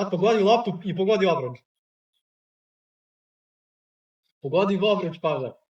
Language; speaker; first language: Croatian; native; Croatian